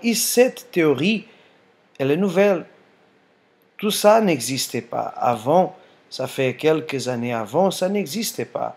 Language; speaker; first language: French; non-native, fluent; Portuguese